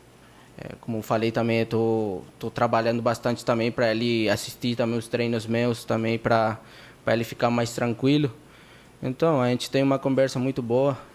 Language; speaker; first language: Portuguese; non-native, fluent; Spanish